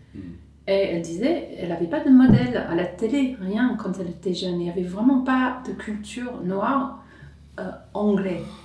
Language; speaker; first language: French; non-native, fluent; English